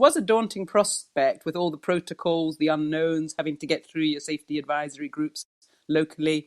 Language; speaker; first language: English; native; English